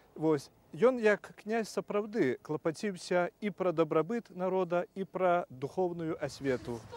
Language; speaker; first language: Belarusian; native; Belarusian